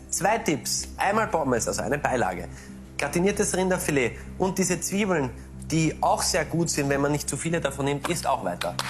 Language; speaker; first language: German; native; German